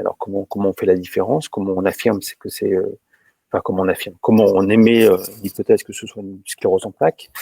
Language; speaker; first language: French; native; French